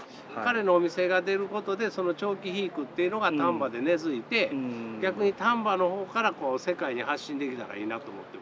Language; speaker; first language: Japanese; native; Japanese